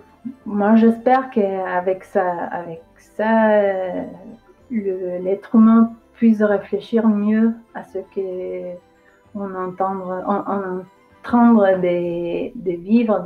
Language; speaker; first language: French; non-native, fluent; Spanish